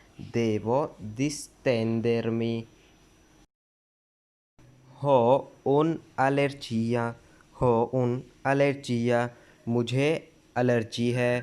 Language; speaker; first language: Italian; non-native, fluent; Urdu